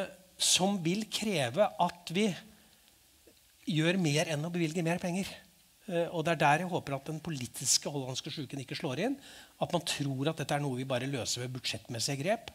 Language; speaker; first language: Norwegian; native; Norwegian